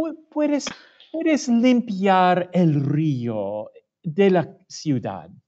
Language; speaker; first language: Spanish; non-native, learner; English